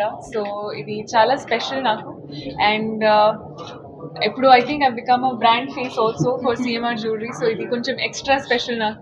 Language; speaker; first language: Telugu; non-native, fluent; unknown